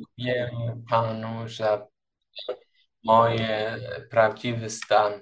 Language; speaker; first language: Polish; non-native, learner; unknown